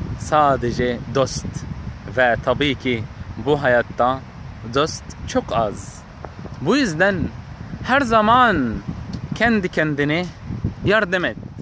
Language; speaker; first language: Turkish; non-native, learner; Arabic